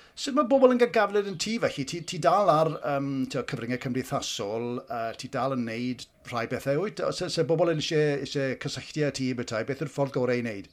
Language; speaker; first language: Welsh; native; Welsh